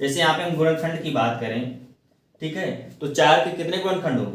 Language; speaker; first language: Hindi; native; Hindi